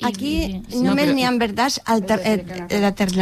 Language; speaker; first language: Catalan; non-native, local second language; Spanish